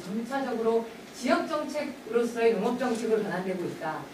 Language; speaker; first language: Korean; native; Korean